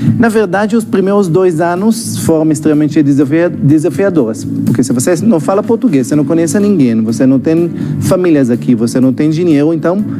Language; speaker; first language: Portuguese; non-native, fluent; Hebrew